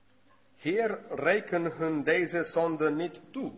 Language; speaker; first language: Dutch; non-native, learner; English